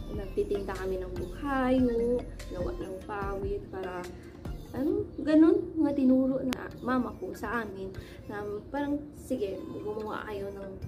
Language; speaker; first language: Filipino; non-native, local second language; Cebuano